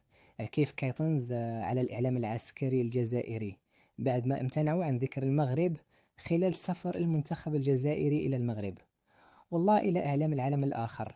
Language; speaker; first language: Arabic; native; Arabic